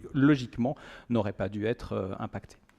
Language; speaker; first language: French; native; French